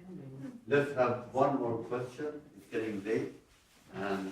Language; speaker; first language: English; non-native, fluent; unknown